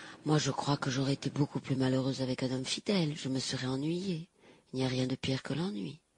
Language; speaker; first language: French; native; French